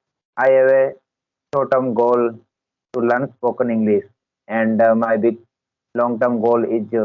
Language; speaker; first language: English; non-native, learner; Hindi